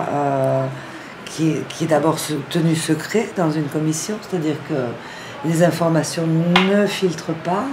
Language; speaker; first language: French; native; French